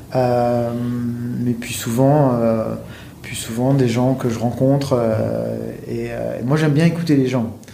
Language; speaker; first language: French; native; French